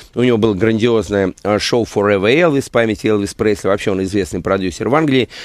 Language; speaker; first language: Russian; native; Russian